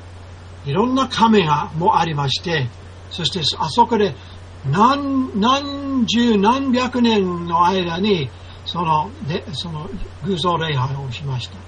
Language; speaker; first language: Japanese; non-native, fluent; English